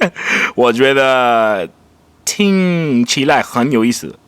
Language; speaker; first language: Chinese; non-native, learner; English